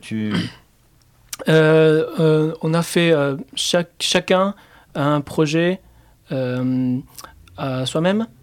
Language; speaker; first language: French; non-native, fluent; Chinese